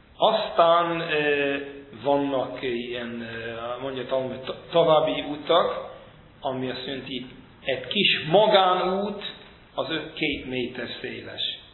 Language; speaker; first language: Hungarian; non-native, fluent; English